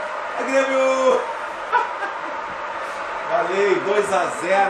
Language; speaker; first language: Portuguese; native; Portuguese